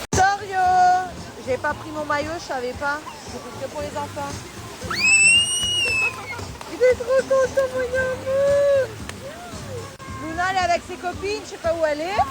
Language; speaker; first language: French; native; French